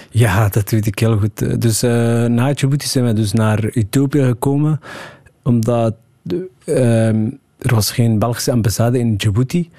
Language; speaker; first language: Dutch; early bilingual, other home language; Somali